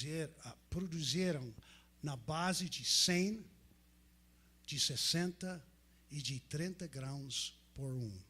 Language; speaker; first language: Portuguese; non-native, fluent; English